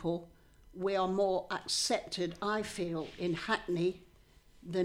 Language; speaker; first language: English; native; English